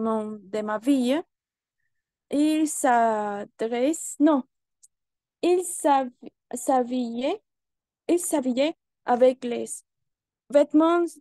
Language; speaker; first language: French; non-native, learner; Spanish